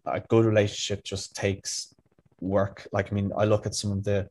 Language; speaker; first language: English; native; English